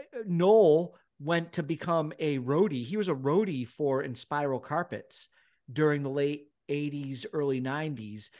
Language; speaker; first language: English; native; English